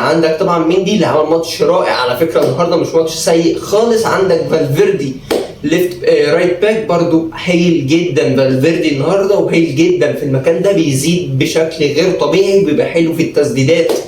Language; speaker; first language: Arabic; native; Arabic